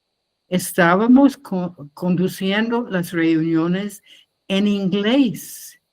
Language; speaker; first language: Spanish; non-native, fluent; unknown